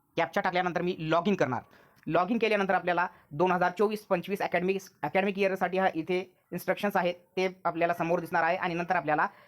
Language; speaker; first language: Marathi; non-native, local second language; Urdu